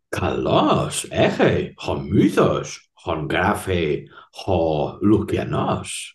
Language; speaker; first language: Greek; non-native, fluent; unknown